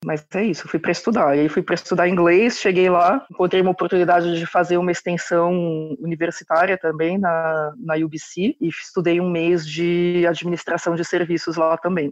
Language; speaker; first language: Portuguese; native; Portuguese